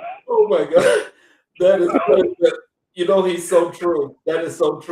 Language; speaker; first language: English; native; English